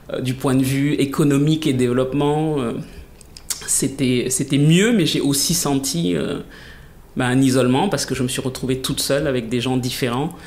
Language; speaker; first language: French; native; French